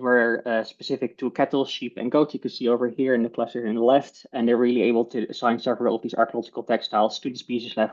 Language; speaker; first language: English; non-native, fluent; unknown